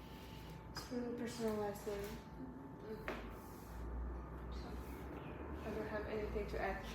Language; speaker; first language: English; non-native, learner; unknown